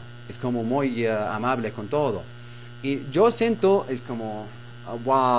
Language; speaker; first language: Spanish; non-native, learner; Arabic